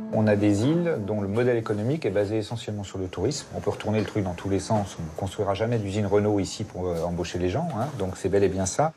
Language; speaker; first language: French; native; French